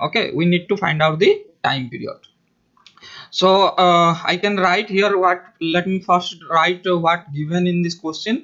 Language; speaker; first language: English; non-native, local second language; Hindi